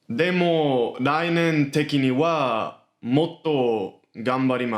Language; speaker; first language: Japanese; non-native, learner; English